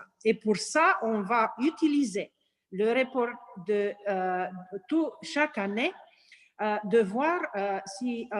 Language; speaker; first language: French; non-native, learner; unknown